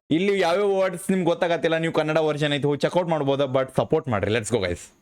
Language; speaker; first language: Kannada; non-native, local second language; Lambadi